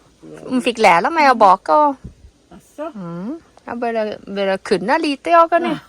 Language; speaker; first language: Swedish; non-native, learner; Thai